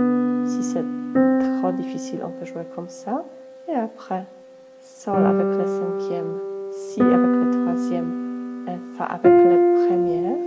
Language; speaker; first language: French; non-native, fluent; Polish